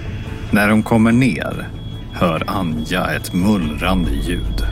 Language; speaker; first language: Swedish; native; Swedish